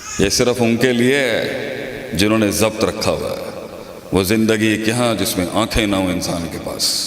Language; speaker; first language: Urdu; native; Urdu